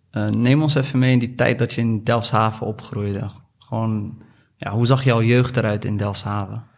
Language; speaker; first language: Dutch; early bilingual, other home language; Arabic